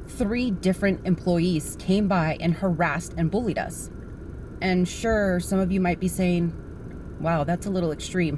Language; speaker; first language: English; native; English